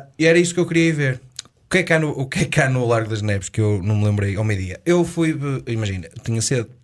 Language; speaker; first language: Portuguese; native; Portuguese